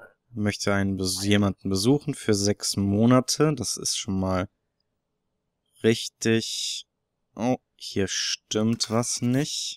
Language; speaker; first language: German; native; German